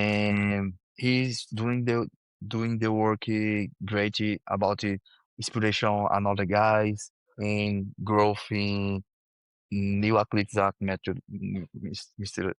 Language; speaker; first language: English; non-native, learner; Portuguese